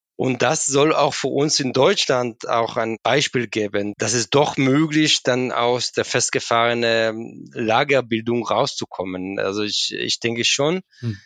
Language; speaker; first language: German; non-native, fluent; Hebrew